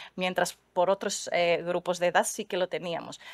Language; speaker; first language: Spanish; non-native, fluent; Greek